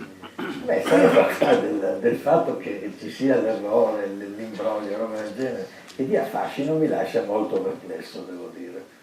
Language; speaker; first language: Italian; native; Italian